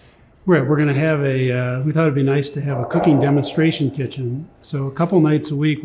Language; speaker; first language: English; native; English